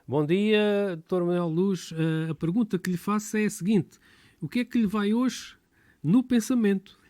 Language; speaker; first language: Portuguese; native; Portuguese